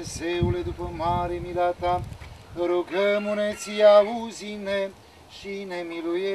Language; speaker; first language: Romanian; native; Romanian